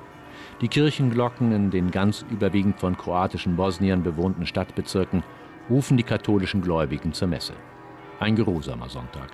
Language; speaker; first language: German; native; German